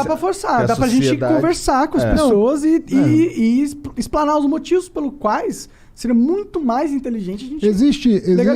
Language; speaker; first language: Portuguese; native; Portuguese